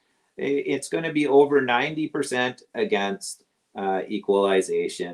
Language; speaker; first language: English; native; English